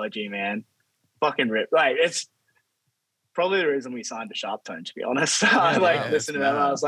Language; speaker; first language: English; native; English